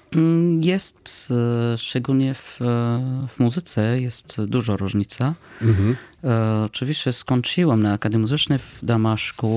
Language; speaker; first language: Polish; non-native, fluent; Arabic